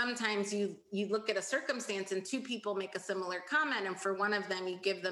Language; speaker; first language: English; native; English